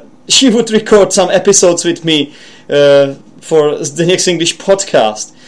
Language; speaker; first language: English; non-native, fluent; Czech